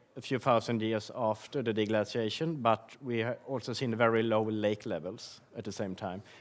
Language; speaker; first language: English; non-native, fluent; Swedish